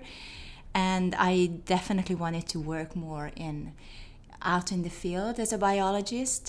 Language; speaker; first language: English; non-native, fluent; Hungarian